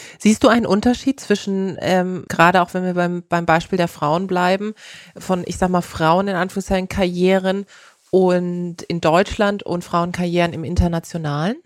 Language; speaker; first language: German; native; German